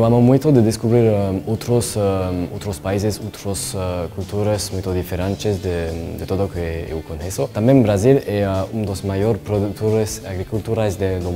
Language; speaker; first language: Portuguese; non-native, learner; French